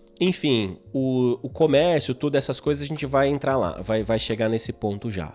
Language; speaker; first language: Portuguese; native; Portuguese